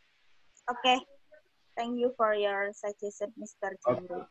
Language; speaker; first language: English; non-native, learner; Indonesian